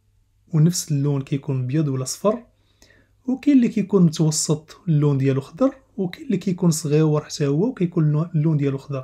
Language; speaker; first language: Arabic; native; Arabic